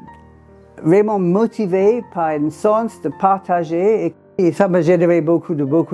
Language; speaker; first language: French; non-native, fluent; English